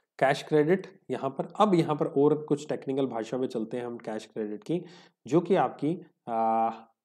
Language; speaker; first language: Hindi; native; Hindi